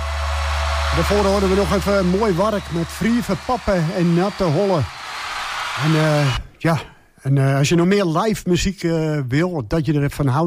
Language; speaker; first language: Dutch; native; Dutch